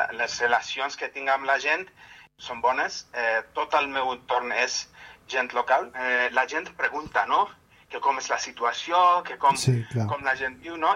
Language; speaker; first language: Catalan; non-native, fluent; Arabic